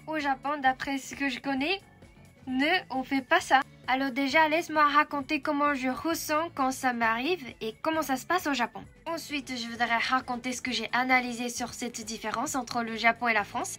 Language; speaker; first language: French; non-native, fluent; Japanese